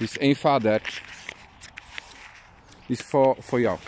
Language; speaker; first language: Dutch; non-native, learner; Polish